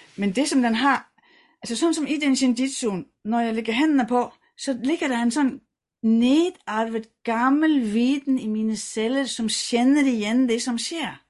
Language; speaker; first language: Danish; native; Danish